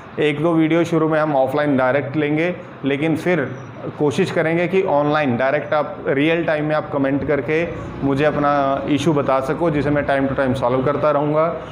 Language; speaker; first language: Hindi; non-native, local second language; Punjabi